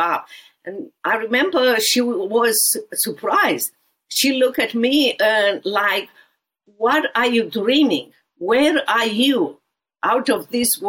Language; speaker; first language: English; non-native, fluent; Romanian